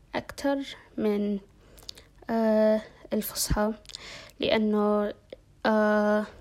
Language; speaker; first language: Arabic; non-native, learner; Somali